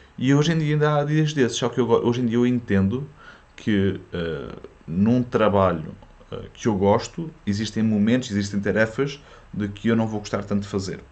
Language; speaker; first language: Portuguese; early bilingual, other home language; French